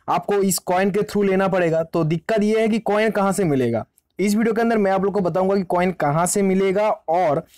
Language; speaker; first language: Hindi; native; Hindi